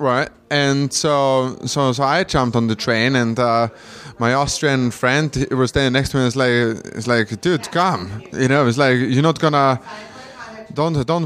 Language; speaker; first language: English; non-native, fluent; German